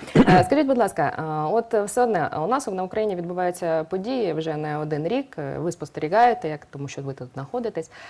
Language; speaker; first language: Ukrainian; native; Ukrainian